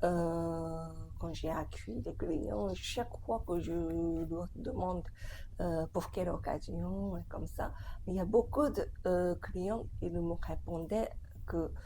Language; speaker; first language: French; non-native, fluent; Japanese